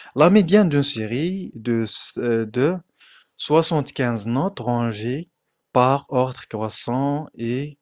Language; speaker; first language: French; non-native, local second language; Arabic